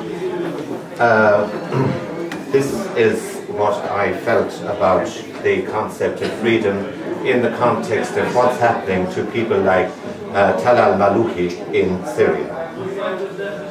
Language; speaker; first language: English; native; English